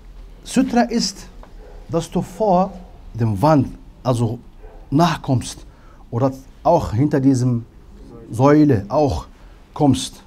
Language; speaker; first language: German; non-native, fluent; Arabic